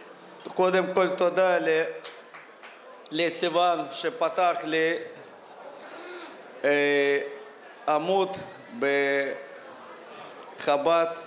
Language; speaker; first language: Hebrew; non-native, fluent; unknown